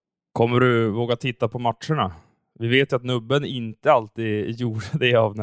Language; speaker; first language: Swedish; native; Swedish